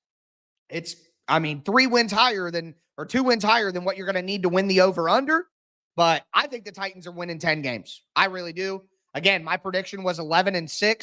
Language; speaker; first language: English; native; English